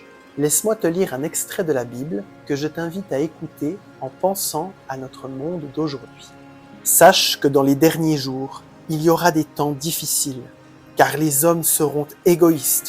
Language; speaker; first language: French; native; French